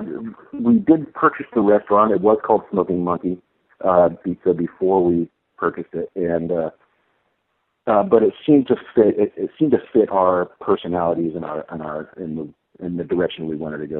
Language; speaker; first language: English; native; English